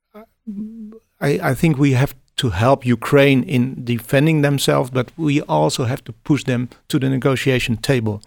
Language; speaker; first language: English; non-native, fluent; Dutch